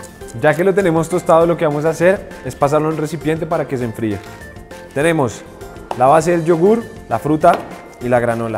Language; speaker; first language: Spanish; native; Spanish